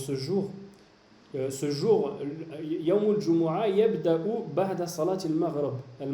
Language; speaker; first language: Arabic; non-native, fluent; French